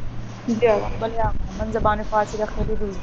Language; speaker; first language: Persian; non-native, learner; Urdu